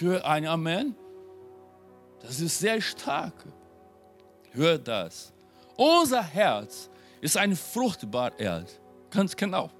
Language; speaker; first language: German; non-native, fluent; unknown